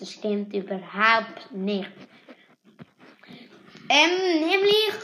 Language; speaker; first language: German; native; German